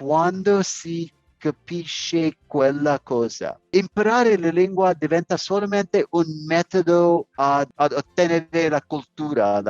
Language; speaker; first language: Italian; non-native, learner; English